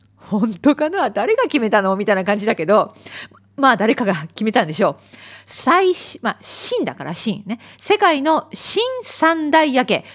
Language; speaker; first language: Japanese; native; Japanese